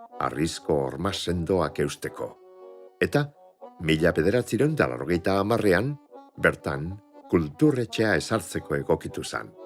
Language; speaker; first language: Basque; native; Basque